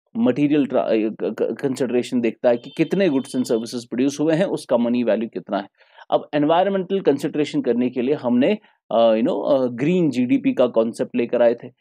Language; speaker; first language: Hindi; non-native, local second language; Kashmiri